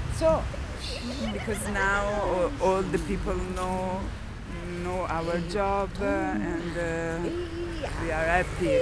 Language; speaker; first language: English; non-native, learner; Italian